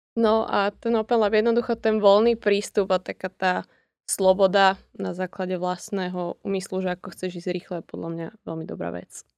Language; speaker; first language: Slovak; native; Slovak